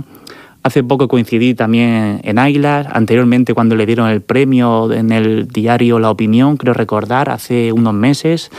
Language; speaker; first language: Spanish; native; Spanish